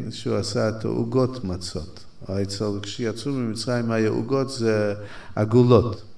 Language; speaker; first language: Hebrew; non-native, fluent; Yiddish